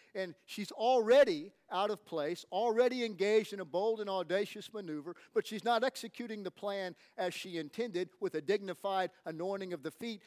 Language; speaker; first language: English; native; English